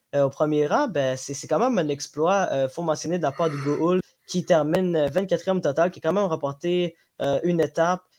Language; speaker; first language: French; non-native, local second language; Somali